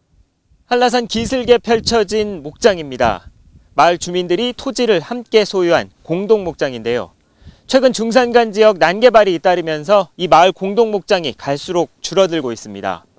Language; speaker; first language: Korean; native; Korean